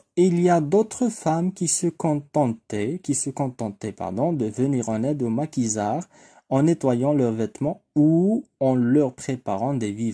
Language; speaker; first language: French; non-native, local second language; Arabic